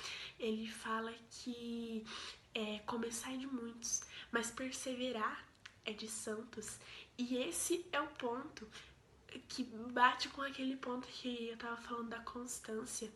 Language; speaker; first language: Portuguese; native; Portuguese